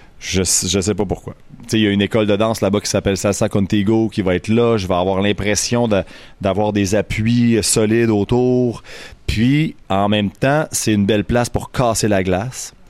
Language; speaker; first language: French; native; French